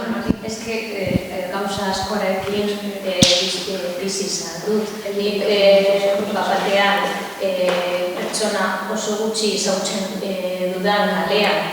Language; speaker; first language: Basque; non-native, learner; Spanish